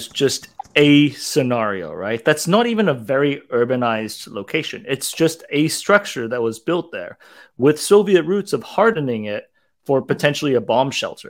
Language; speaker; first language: English; non-native, local second language; Cantonese